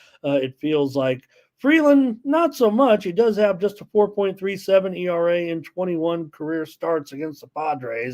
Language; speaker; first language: English; native; English